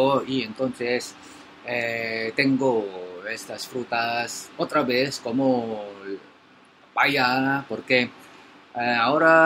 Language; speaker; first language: Spanish; non-native, learner; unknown